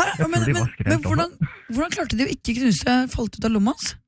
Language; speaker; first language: Norwegian; native; Norwegian